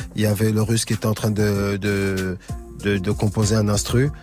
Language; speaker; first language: French; native; French